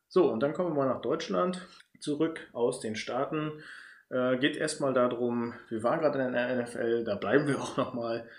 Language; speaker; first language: German; native; German